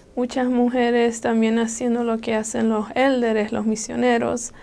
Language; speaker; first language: Spanish; early bilingual, other home language; English